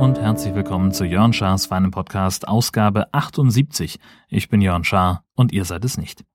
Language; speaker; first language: German; native; German